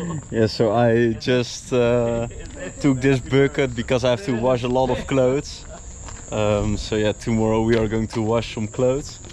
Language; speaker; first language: English; non-native, fluent; Dutch